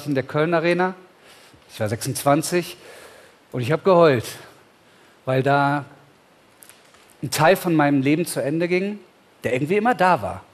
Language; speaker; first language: German; native; German